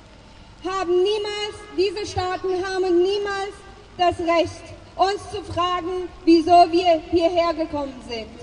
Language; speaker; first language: German; non-native, fluent; Persian